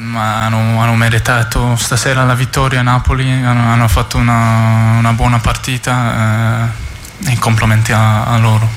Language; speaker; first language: Italian; non-native, fluent; English